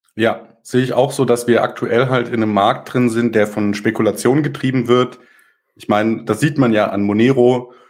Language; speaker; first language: German; native; German